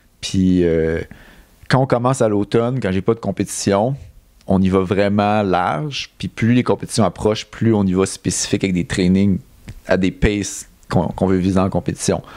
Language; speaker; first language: French; native; French